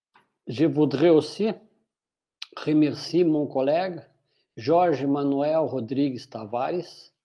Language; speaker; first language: French; non-native, fluent; Portuguese